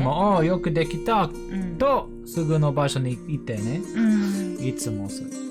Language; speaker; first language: Japanese; non-native, learner; English